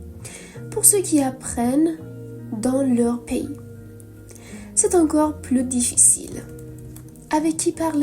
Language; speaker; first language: French; non-native, fluent; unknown